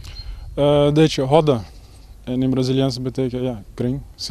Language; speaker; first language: Dutch; non-native, fluent; Portuguese